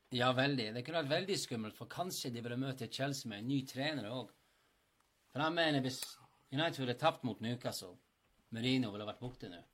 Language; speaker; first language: Norwegian; non-native, fluent; English